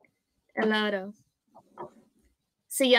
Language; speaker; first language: Spanish; non-native, learner; English